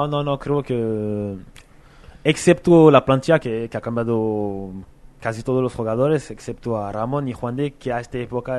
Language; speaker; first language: Spanish; non-native, fluent; French